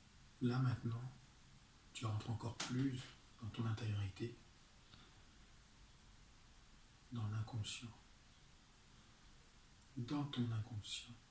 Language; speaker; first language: French; native; French